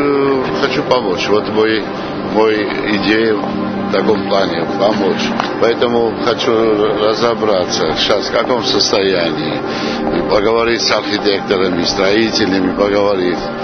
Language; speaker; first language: Russian; non-native, fluent; Georgian